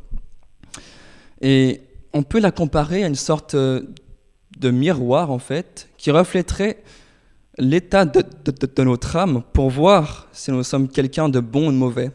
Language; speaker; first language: French; native; French